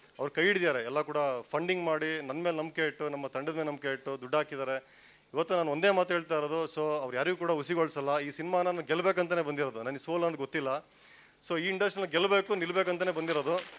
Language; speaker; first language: Kannada; native; Kannada